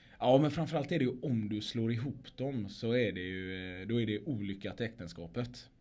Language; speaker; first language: Swedish; native; Swedish